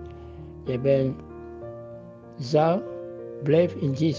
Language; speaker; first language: Dutch; non-native, learner; Indonesian